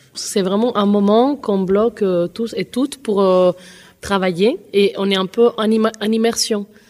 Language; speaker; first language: French; non-native, fluent; Spanish